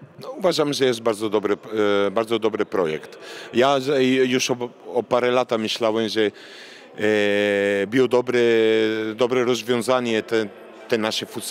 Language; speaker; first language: Polish; non-native, learner; Italian